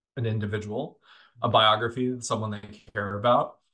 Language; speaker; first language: English; native; English